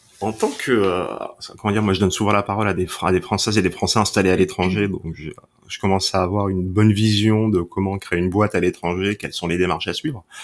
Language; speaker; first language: French; native; French